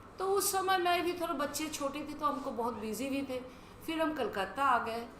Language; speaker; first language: Hindi; non-native, local second language; Bangla